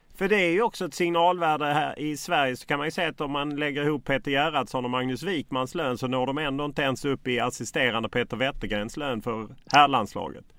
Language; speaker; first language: Swedish; native; Swedish